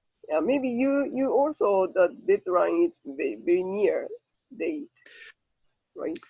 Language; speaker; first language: English; non-native, learner; Japanese